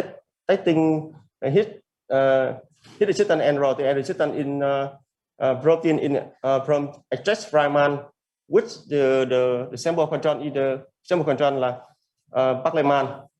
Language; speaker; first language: English; non-native, learner; Vietnamese